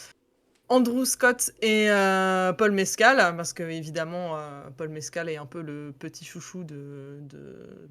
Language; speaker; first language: French; native; French